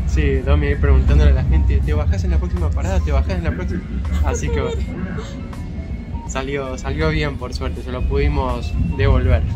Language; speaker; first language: Spanish; native; Spanish